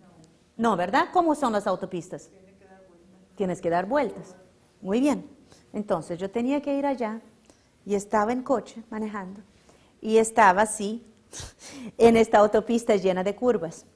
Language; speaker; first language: Spanish; non-native, fluent; Portuguese